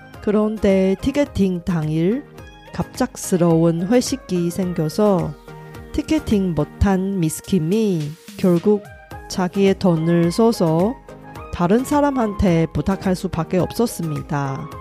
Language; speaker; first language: Korean; non-native, fluent; Chinese